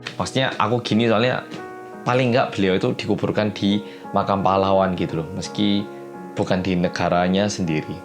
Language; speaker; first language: Indonesian; early bilingual, other home language; Korean